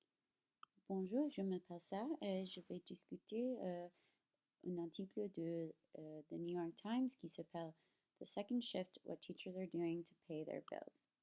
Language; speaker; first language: French; non-native, learner; English